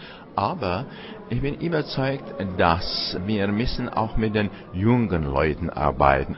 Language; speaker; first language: German; non-native, fluent; Czech